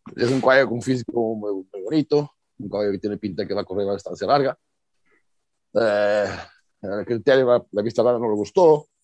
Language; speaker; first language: Spanish; early bilingual, other home language; Portuguese